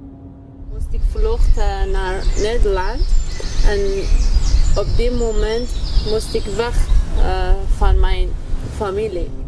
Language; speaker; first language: Dutch; non-native, fluent; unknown